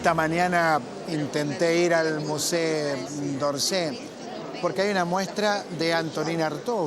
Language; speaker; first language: Spanish; native; Spanish